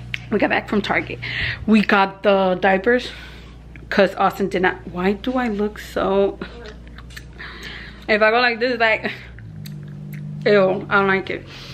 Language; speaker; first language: English; early bilingual, other home language; Spanish